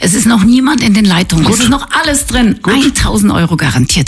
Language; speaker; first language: German; native; German